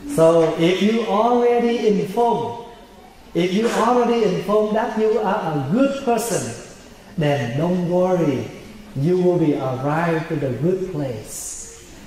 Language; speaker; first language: English; non-native, fluent; Vietnamese